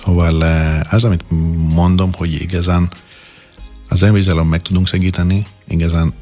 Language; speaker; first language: Hungarian; non-native, fluent; Greek